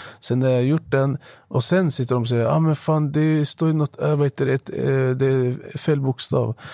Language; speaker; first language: Swedish; non-native, fluent; Arabic